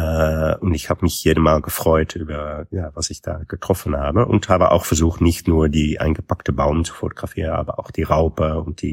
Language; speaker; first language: German; non-native, fluent; Dutch